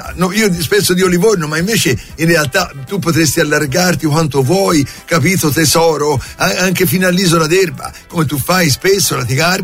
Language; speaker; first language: Italian; native; Italian